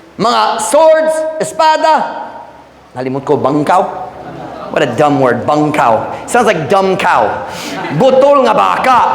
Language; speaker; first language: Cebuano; non-native, fluent; English